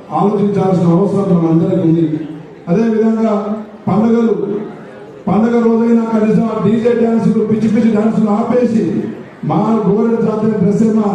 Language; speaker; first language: Telugu; non-native, local second language; Lambadi